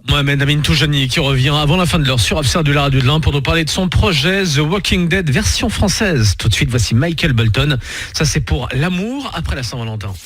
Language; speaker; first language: French; native; French